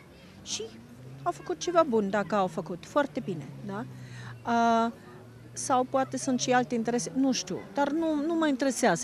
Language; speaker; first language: Romanian; non-native, fluent; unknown